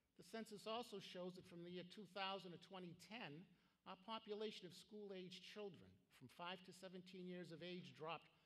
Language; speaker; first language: English; native; English